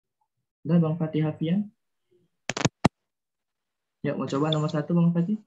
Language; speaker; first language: Indonesian; native; Indonesian